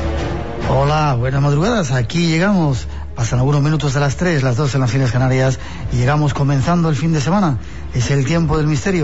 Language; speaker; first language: Spanish; native; Spanish